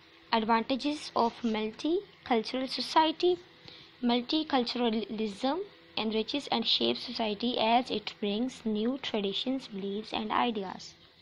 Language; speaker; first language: English; non-native, local second language; Punjabi